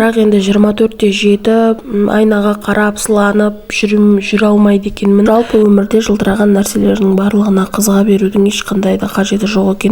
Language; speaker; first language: Kazakh; native; Kazakh